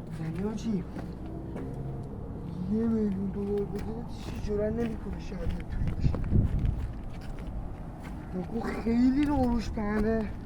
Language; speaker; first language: Persian; native; Persian